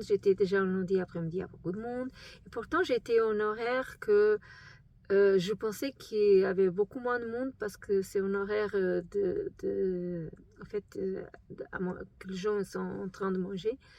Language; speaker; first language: French; non-native, fluent; Portuguese